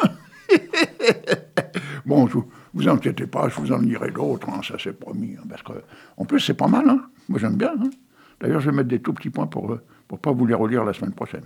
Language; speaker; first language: French; native; French